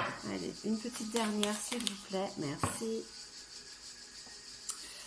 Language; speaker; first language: French; native; French